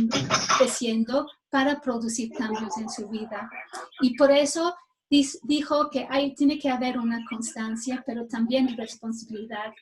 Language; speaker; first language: Spanish; non-native, fluent; English